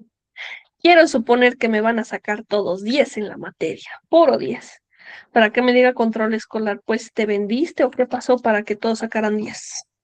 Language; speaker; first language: Spanish; native; Spanish